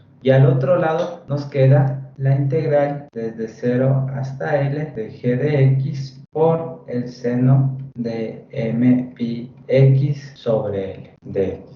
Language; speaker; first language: Spanish; native; Spanish